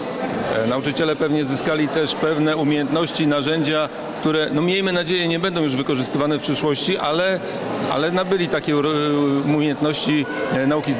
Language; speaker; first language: Polish; native; Polish